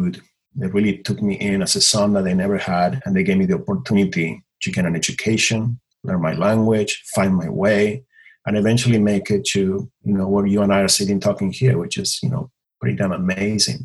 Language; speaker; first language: English; non-native, fluent; Spanish